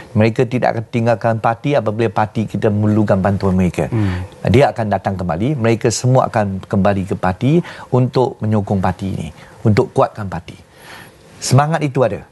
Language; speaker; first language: Malay; non-native, local second language; Chinese